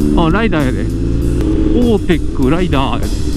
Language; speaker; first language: Japanese; native; Japanese